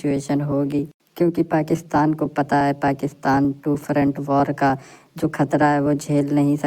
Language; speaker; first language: Hindi; native; Hindi